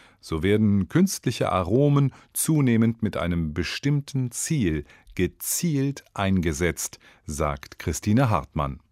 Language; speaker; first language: German; native; German